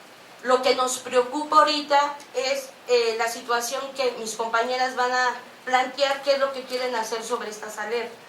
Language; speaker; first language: Spanish; native; Spanish